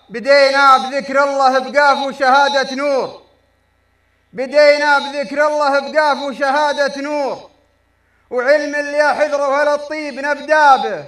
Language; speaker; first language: Arabic; native; Arabic